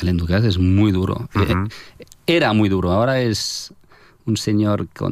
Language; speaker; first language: Spanish; non-native, fluent; French